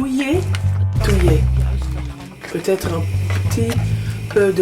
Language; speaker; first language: French; non-native, learner; Dutch